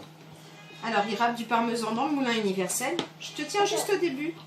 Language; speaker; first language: French; native; French